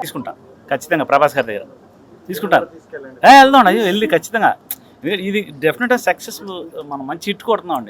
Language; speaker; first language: Telugu; native; Telugu